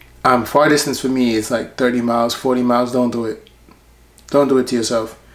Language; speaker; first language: English; native; English